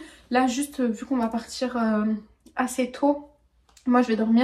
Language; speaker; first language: French; native; French